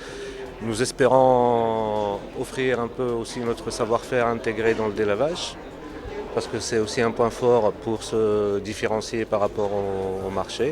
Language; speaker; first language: French; non-native, local second language; Arabic